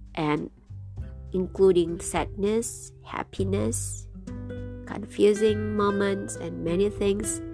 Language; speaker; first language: English; non-native, fluent; Indonesian